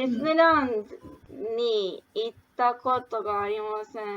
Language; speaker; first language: Japanese; non-native, learner; English